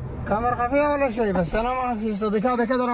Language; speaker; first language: Arabic; native; Arabic